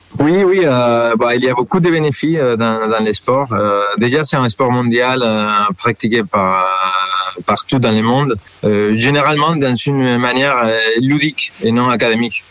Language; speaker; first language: French; non-native, fluent; Spanish